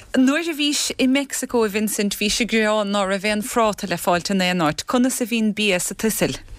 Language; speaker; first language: Irish; native; Irish